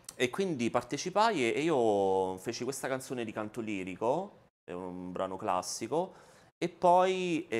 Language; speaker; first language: Italian; native; Italian